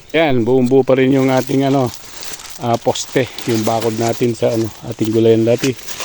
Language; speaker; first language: Filipino; non-native, local second language; Iloko